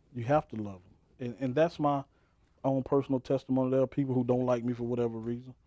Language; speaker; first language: English; native; English